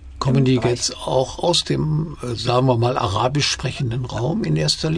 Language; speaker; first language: German; native; German